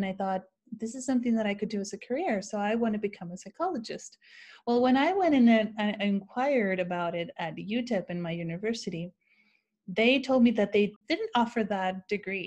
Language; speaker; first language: English; non-native, fluent; Spanish